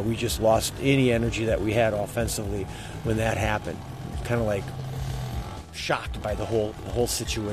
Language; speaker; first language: English; native; English